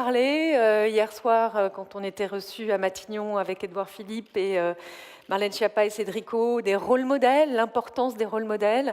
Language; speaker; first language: French; native; French